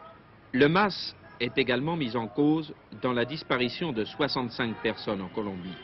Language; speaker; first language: French; native; French